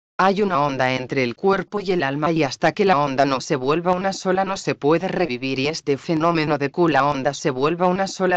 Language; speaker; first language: Spanish; native; Spanish